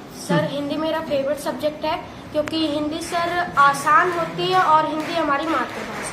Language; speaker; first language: Hindi; native; Hindi